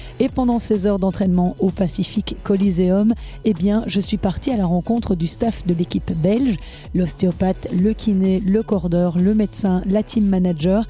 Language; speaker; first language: French; native; French